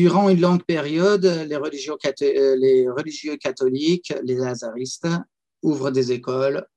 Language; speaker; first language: French; non-native, fluent; Persian